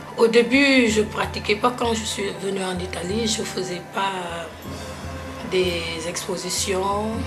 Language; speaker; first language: French; non-native, local second language; Wolof